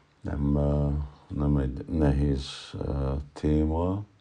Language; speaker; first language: Hungarian; early bilingual, heritage; Hungarian